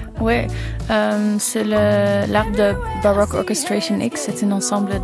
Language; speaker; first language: French; non-native, learner; Dutch